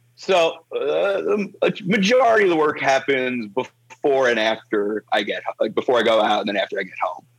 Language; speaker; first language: English; native; English